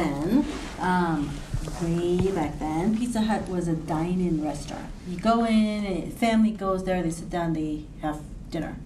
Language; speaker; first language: English; non-native, local second language; Cantonese